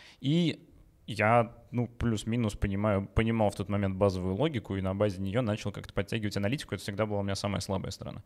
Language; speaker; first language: Russian; native; Russian